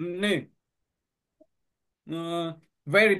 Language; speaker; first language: English; non-native, learner; Vietnamese